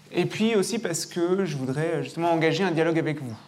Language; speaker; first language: French; native; French